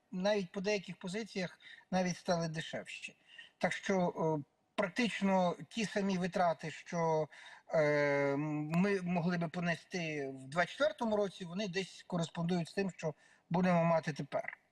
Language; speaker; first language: Ukrainian; native; Ukrainian